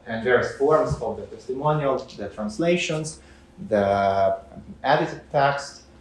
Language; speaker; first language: English; non-native, fluent; Ukrainian